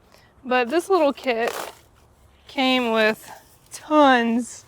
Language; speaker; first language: English; native; English